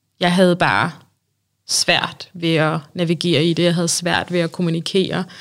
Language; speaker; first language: Danish; early bilingual, other home language; Arabic